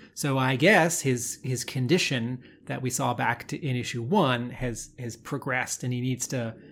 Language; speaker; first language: English; native; English